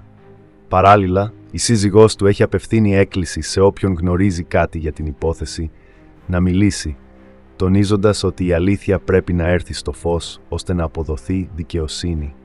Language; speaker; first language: Greek; native; Greek